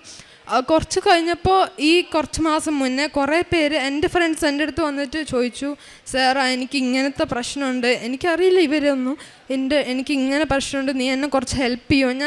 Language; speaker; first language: Malayalam; early bilingual, heritage; Malayalam